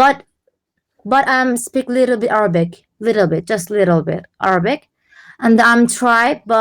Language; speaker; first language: English; non-native, learner; Turkish